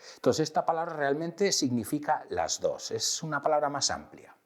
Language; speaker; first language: Spanish; non-native, fluent; English